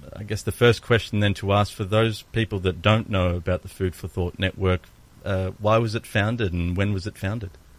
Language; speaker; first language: English; early bilingual, other home language; Greek